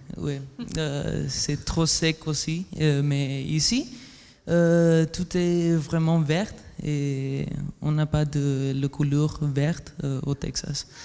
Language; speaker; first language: French; non-native, learner; Spanish